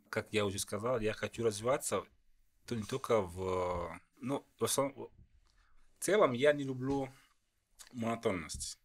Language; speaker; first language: Russian; non-native, fluent; French